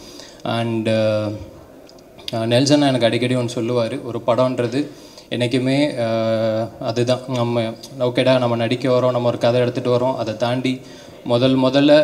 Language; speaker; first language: Tamil; native; Tamil